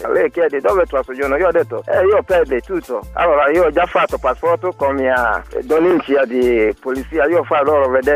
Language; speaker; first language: Italian; non-native, learner; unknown